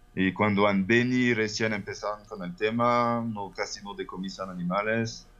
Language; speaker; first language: Spanish; non-native, fluent; French